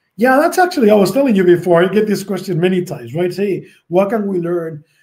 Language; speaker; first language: English; non-native, fluent; Spanish